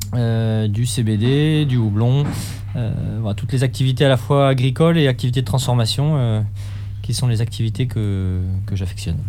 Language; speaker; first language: French; native; French